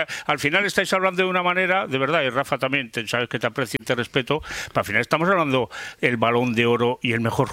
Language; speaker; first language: Spanish; native; Spanish